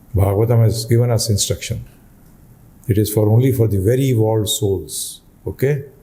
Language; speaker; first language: English; non-native, local second language; Hindi